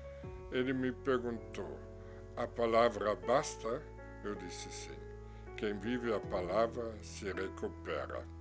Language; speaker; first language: Portuguese; non-native, fluent; German